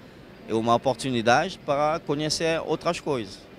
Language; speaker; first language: Portuguese; non-native, fluent; French